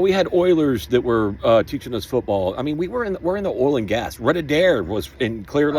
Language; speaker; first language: English; native; English